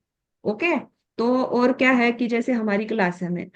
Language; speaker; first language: Hindi; native; Hindi